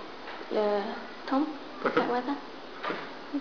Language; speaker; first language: French; non-native, learner; English